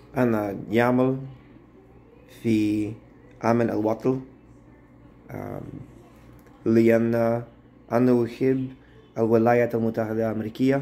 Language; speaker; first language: Arabic; non-native, learner; English